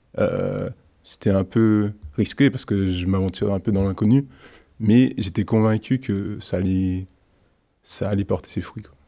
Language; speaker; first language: French; early bilingual, other home language; Haitian Creole